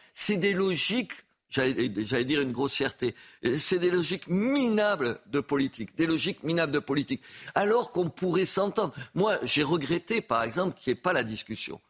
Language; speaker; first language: French; native; French